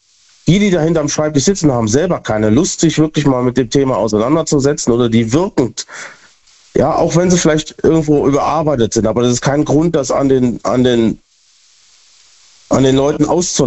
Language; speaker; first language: German; native; German